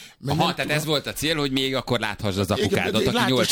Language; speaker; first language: Hungarian; native; Hungarian